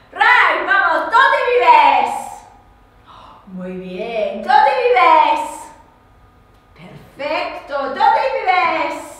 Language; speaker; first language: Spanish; non-native, learner; English